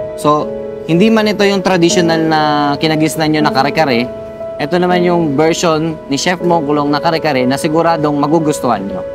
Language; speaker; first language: Filipino; native; Filipino